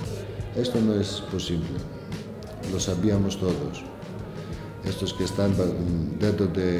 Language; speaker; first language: Spanish; non-native, learner; Greek